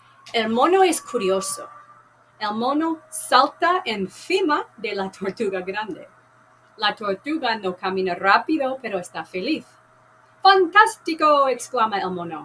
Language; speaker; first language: Spanish; non-native, fluent; English